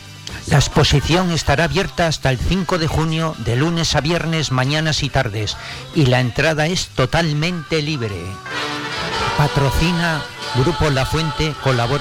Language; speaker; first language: Spanish; native; Spanish